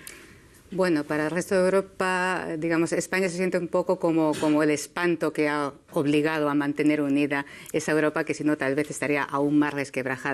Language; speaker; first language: Spanish; native; Spanish